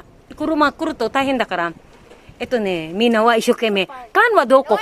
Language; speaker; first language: Japanese; non-native, fluent; Filipino